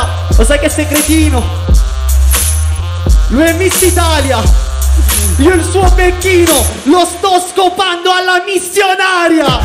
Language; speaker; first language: Italian; native; Italian